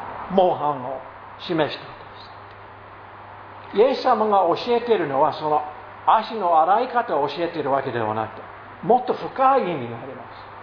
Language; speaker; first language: Japanese; non-native, fluent; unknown